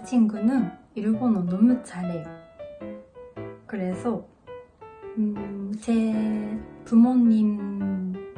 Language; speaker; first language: Korean; non-native, learner; Japanese